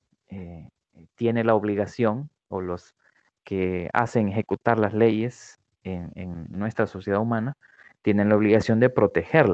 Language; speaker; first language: Spanish; native; Spanish